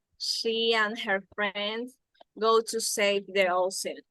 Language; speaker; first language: English; non-native, learner; Spanish